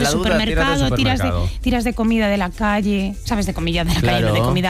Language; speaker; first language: Spanish; native; Spanish